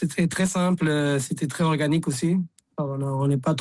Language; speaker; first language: French; native; French